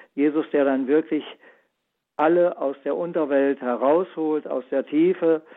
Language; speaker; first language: German; native; German